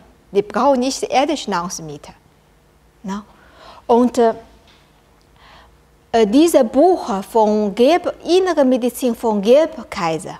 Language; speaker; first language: German; non-native, learner; Chinese